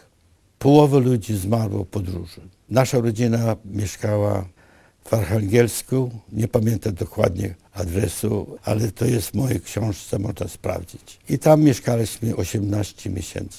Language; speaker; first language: Polish; early bilingual, other home language; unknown